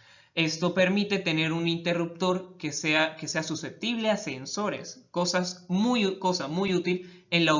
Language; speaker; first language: Spanish; native; Spanish